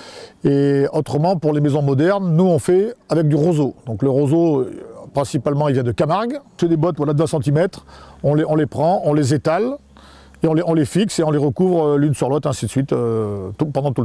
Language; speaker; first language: French; native; French